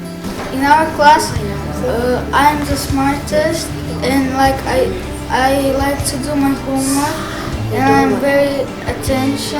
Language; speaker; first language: English; non-native, learner; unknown